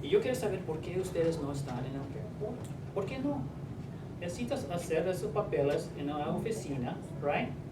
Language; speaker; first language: Spanish; non-native, learner; English